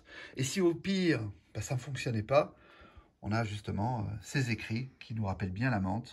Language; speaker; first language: French; native; French